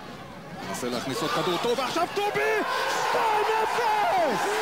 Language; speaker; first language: Hebrew; native; Hebrew